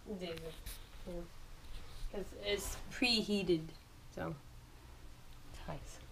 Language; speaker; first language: German; non-native, learner; English